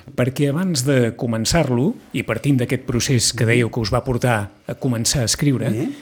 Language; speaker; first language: Catalan; native; Catalan